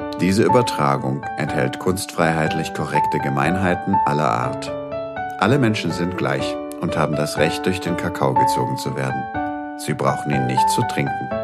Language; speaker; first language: German; native; German